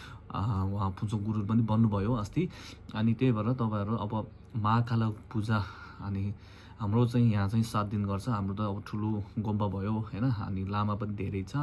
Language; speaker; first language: Nepali; non-native, local second language; Tibetan